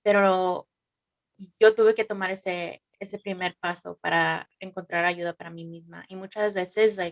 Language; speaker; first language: Spanish; early bilingual, heritage; Spanish